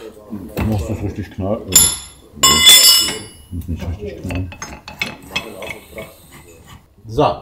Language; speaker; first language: German; native; German